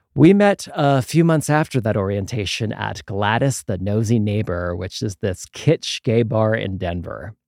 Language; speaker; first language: English; native; English